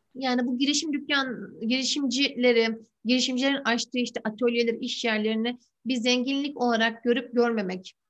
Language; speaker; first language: Turkish; native; Turkish